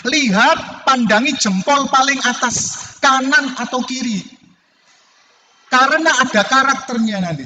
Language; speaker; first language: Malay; non-native, local second language; Javanese